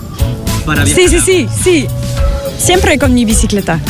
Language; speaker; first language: Spanish; non-native, learner; French